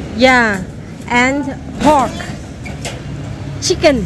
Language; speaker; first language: English; non-native, learner; Vietnamese